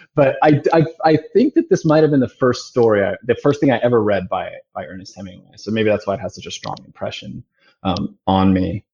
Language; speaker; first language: English; native; English